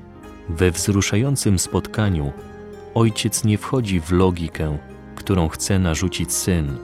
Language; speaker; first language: Polish; native; Polish